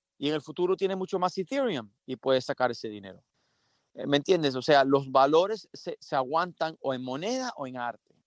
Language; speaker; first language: Spanish; early bilingual, heritage; Spanish